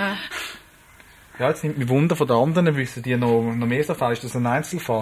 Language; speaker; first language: German; native; German